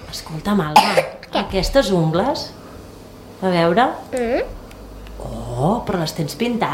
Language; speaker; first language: Catalan; native; Catalan